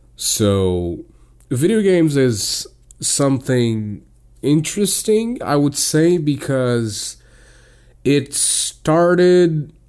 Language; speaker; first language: English; non-native, fluent; Portuguese